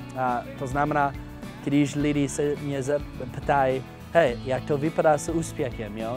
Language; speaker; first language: Czech; non-native, fluent; English